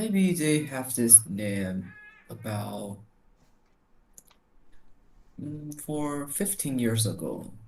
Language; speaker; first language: English; non-native, learner; Chinese